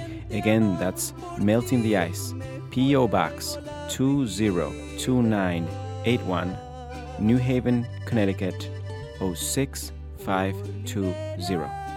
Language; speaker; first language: English; non-native, fluent; Spanish